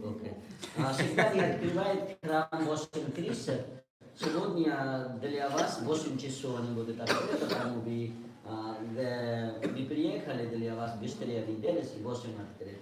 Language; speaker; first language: Russian; non-native, learner; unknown